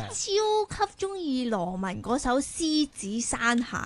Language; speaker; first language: Cantonese; native; Cantonese